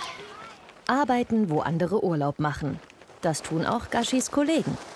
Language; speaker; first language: German; native; German